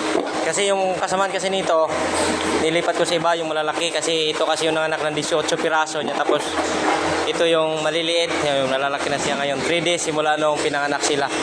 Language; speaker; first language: Filipino; non-native, local second language; Cebuano